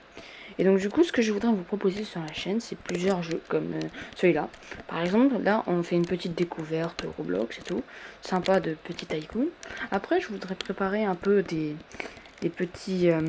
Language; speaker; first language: French; native; French